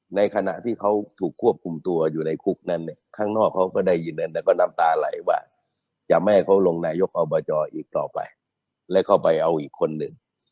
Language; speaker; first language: Thai; native; Thai